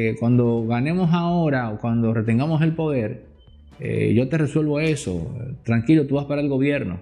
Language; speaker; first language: Spanish; native; Spanish